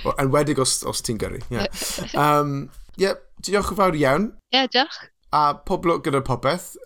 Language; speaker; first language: Welsh; non-native, local second language; English